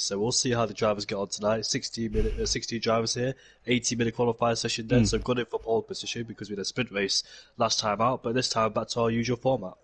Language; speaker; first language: English; native; English